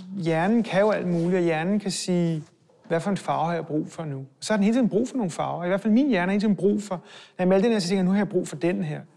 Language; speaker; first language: Danish; early bilingual, other home language; Hebrew